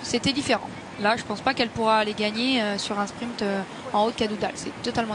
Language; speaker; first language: French; native; French